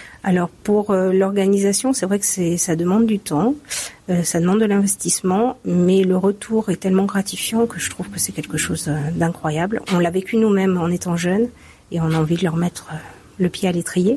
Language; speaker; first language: French; native; French